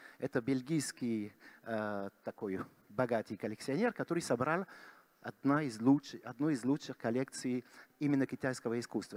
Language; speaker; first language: Russian; non-native, fluent; French